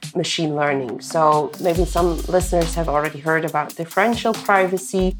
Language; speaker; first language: English; non-native, fluent; Dutch